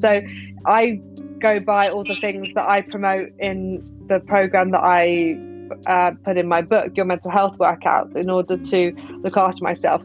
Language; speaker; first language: English; native; English